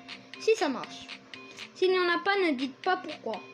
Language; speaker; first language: French; native; French